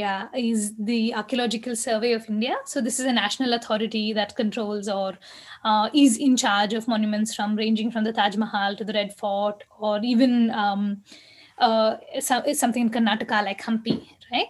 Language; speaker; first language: English; non-native, local second language; Kannada